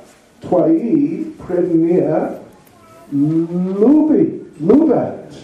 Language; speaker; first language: Russian; non-native, learner; English